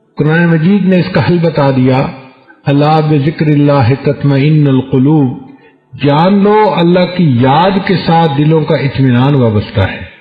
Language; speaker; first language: Urdu; non-native, local second language; Punjabi